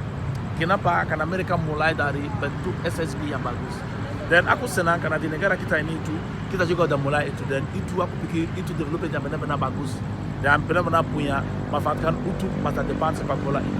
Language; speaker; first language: Indonesian; non-native, fluent; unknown